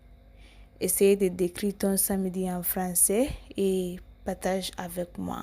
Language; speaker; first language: French; non-native, learner; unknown